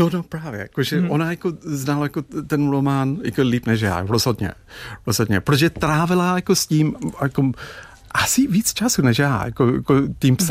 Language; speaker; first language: Czech; non-native, fluent; English